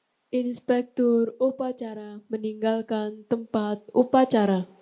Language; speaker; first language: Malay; non-native, local second language; Balinese